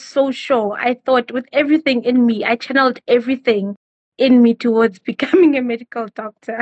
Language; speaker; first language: English; non-native, local second language; Northern Sotho